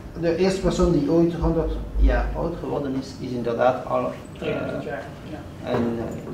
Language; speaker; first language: Dutch; non-native, fluent; French